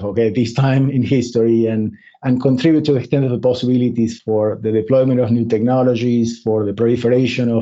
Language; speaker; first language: English; non-native, fluent; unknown